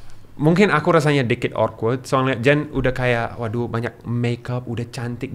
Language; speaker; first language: Indonesian; non-native, learner; English